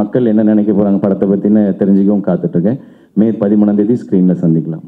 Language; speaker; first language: Tamil; native; Tamil